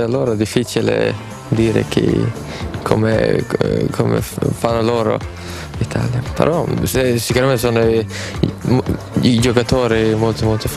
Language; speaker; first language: Italian; non-native, fluent; Swedish